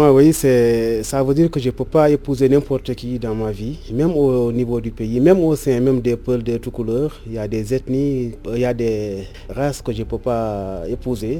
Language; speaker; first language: French; non-native, local second language; Fula